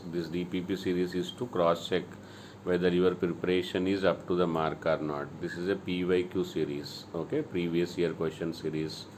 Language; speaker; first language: English; non-native, local second language; Telugu